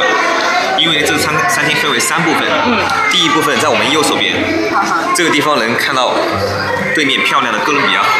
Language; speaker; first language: Chinese; native; Chinese